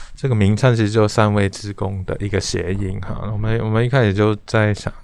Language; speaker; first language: Chinese; non-native, fluent; Cantonese